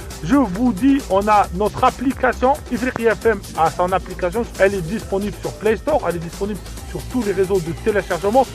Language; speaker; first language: French; non-native, local second language; Arabic